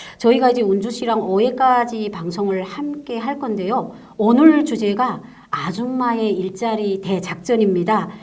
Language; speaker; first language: Korean; native; Korean